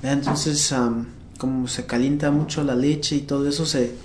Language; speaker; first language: Spanish; early bilingual, heritage; Spanish